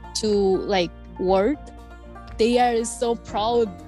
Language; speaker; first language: English; non-native, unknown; Korean